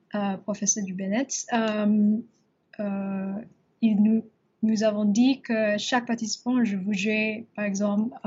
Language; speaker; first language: French; non-native, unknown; English